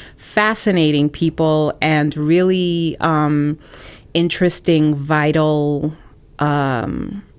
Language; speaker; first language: English; native; English